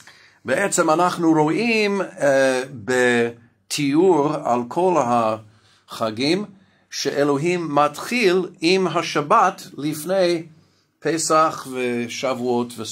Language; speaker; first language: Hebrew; non-native, fluent; English